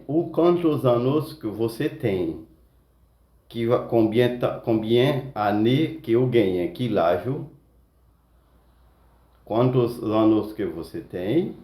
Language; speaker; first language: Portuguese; non-native, fluent; Haitian Creole